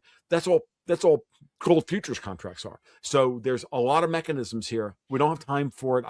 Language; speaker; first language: English; native; English